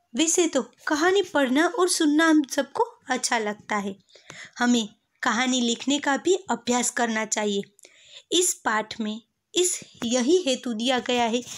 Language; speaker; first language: Hindi; non-native, local second language; Gujarati